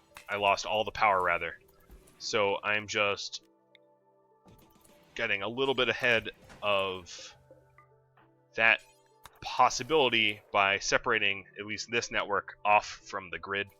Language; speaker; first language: English; native; English